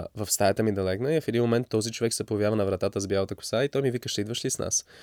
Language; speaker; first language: Bulgarian; early bilingual, heritage; English